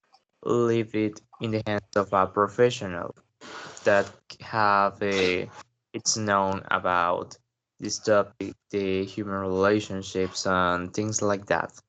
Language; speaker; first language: English; non-native, learner; Spanish